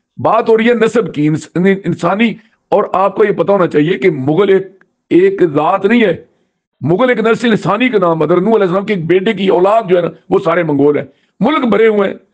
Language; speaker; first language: Urdu; non-native, local second language; Punjabi